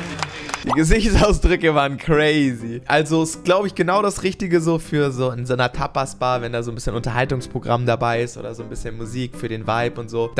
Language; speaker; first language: German; native; German